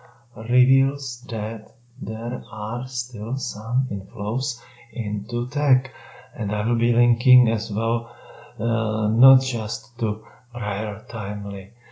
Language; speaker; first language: English; non-native, fluent; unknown